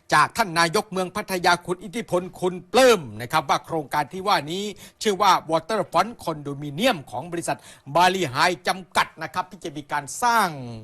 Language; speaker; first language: Thai; native; Thai